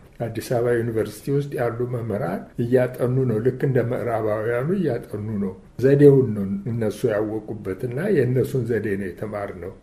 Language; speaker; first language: Amharic; native; Amharic